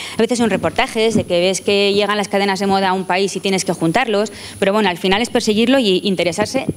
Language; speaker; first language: Spanish; native; Spanish